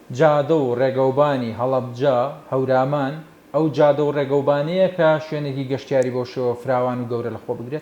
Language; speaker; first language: Central Kurdish; native; Central Kurdish